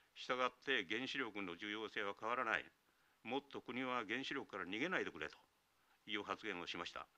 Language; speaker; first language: Japanese; native; Japanese